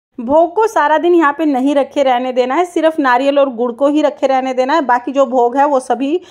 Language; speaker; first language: Hindi; native; Hindi